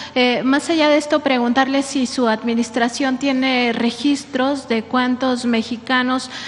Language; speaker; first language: Spanish; native; Spanish